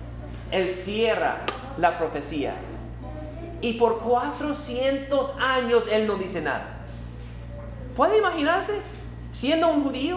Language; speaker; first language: Spanish; non-native, fluent; English